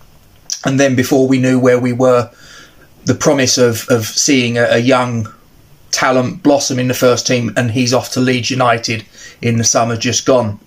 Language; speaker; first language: English; native; English